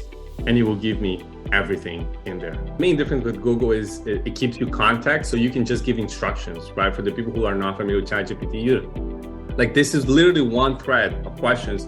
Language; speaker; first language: English; non-native, fluent; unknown